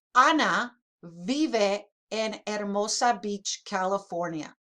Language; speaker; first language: Spanish; non-native, fluent; English